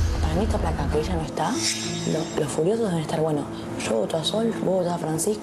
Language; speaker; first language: Spanish; native; Spanish